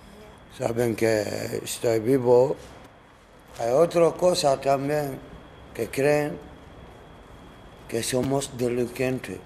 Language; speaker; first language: Spanish; non-native, learner; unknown